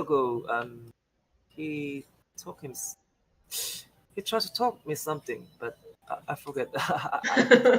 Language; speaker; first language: English; non-native, learner; Korean